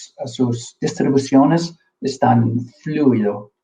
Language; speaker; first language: Spanish; non-native, fluent; English